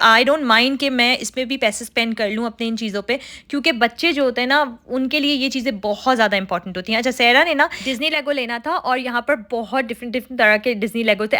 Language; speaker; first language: Hindi; native; Hindi